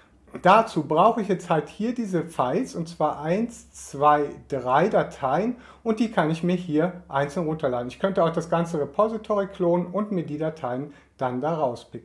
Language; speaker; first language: German; native; German